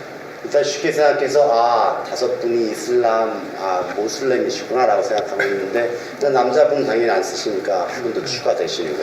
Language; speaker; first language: Korean; native; Korean